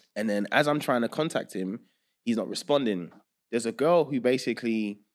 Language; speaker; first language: English; early bilingual, other home language; Yoruba